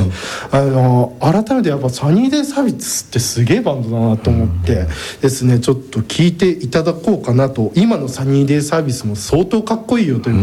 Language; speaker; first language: Japanese; native; Japanese